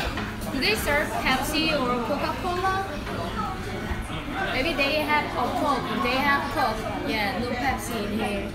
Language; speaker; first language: English; non-native, fluent; Korean